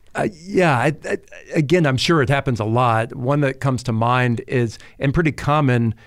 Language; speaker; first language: English; native; English